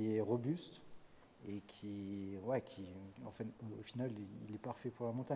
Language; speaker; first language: French; native; French